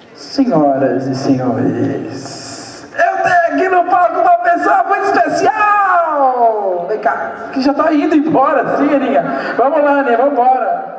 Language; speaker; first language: Portuguese; native; Portuguese